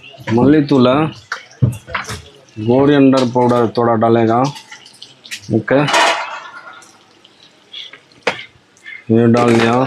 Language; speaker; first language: Hindi; non-native, local second language; Tamil